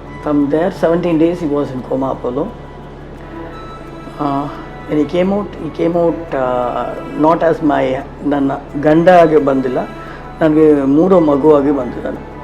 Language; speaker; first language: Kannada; non-native, local second language; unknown